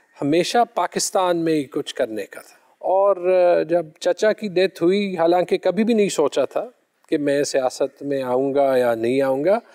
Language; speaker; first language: Urdu; non-native, local second language; Pashto